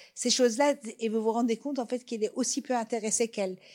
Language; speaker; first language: French; non-native, fluent; Persian